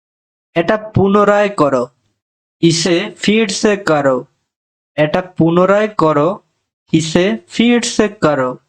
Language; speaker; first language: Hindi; non-native, fluent; Bangla